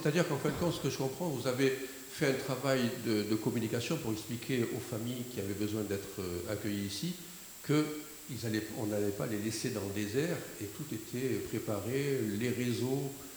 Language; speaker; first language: French; native; French